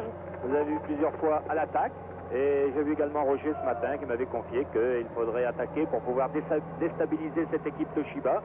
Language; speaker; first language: French; native; French